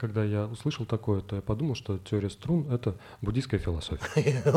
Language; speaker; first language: Russian; native; Russian